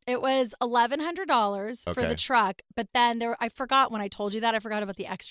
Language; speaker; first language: English; native; English